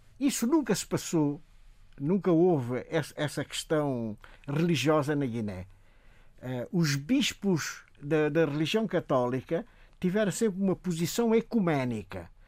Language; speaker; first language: Portuguese; non-native, local second language; Upper Guinea Crioulo